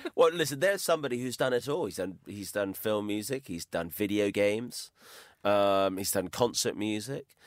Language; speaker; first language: English; native; English